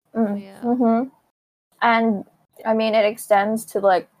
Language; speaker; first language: English; non-native, local second language; Filipino